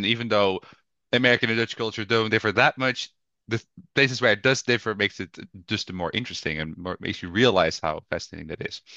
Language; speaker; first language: English; non-native, fluent; Dutch